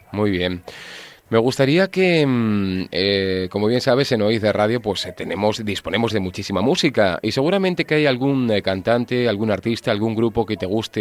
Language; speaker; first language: Spanish; native; Spanish